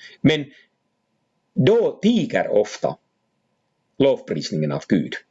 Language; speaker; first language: Swedish; non-native, fluent; Finnish